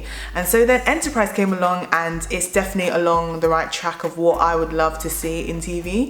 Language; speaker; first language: English; native; English